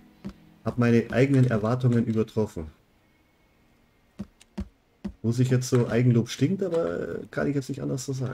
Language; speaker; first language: German; native; German